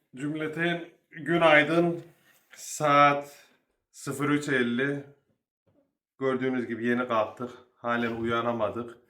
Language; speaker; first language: Turkish; early bilingual, heritage; Turkish